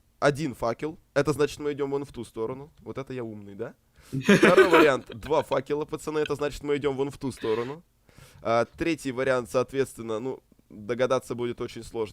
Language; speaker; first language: Russian; native; Russian